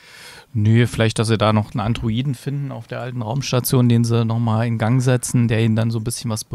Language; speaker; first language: German; native; German